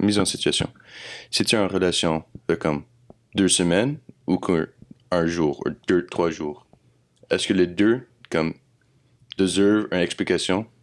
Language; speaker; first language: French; non-native, local second language; English